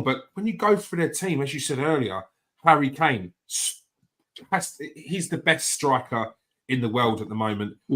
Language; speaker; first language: English; native; English